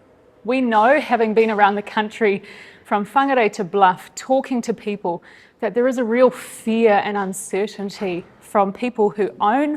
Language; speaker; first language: English; native; English